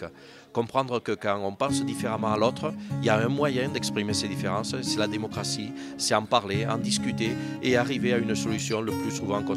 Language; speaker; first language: French; non-native, local second language; Catalan